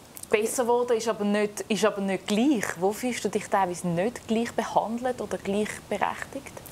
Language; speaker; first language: German; native; German